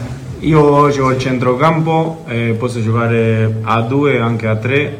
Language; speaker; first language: Italian; non-native, learner; Spanish